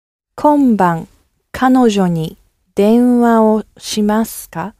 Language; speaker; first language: Japanese; non-native, learner; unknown